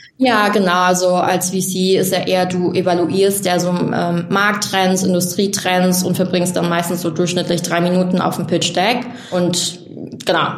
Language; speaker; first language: German; early bilingual, other home language; Vietnamese